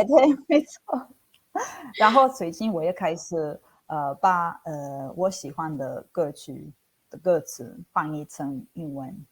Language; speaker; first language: Chinese; non-native, fluent; Italian